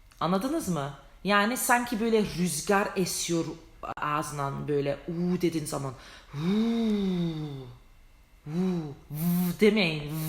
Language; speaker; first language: Turkish; early bilingual, heritage; Turkish